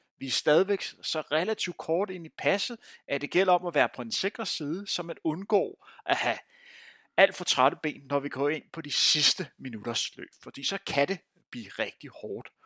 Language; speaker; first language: Danish; native; Danish